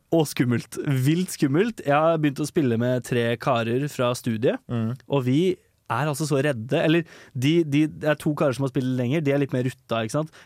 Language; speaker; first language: Norwegian; native; Norwegian